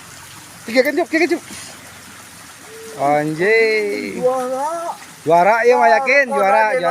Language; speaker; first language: Indonesian; non-native, local second language; Sundanese